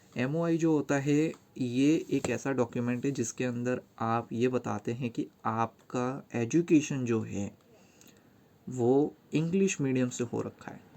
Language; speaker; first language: Hindi; native; Hindi